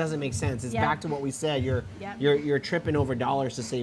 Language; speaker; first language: English; native; English